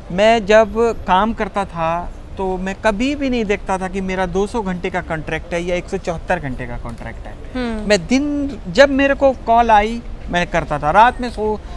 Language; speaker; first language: Hindi; native; Hindi